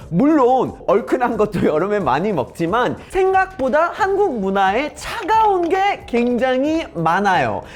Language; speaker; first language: Korean; non-native, fluent; English